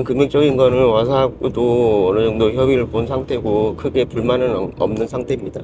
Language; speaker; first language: Korean; native; Korean